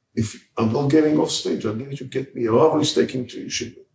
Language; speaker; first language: English; early bilingual, other home language; Hebrew